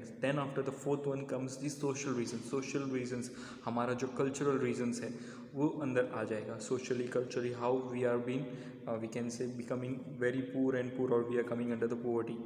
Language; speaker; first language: English; non-native, local second language; Hindi